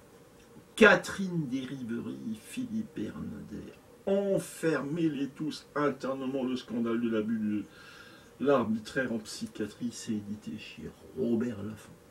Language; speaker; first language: French; native; French